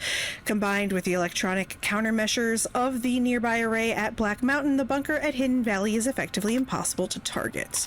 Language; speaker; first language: English; native; English